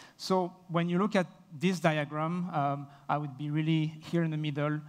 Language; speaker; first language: English; non-native, fluent; French